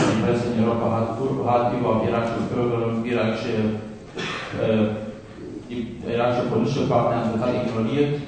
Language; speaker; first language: German; non-native, fluent; Kurdish